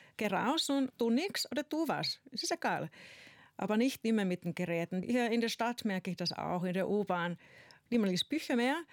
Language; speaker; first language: German; non-native, fluent; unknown